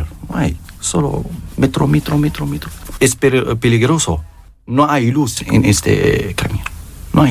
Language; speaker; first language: Spanish; non-native, learner; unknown